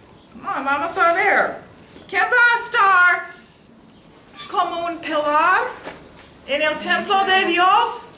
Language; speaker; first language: Spanish; non-native, learner; English